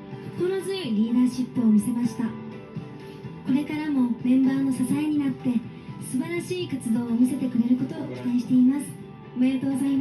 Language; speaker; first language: Japanese; native; Japanese